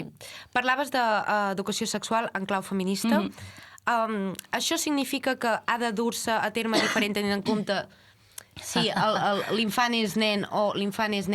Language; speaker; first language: Catalan; native; Catalan